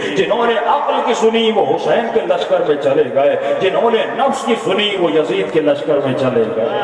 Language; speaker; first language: Urdu; non-native, local second language; Sindhi